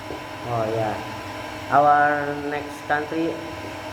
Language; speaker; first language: English; non-native, learner; Indonesian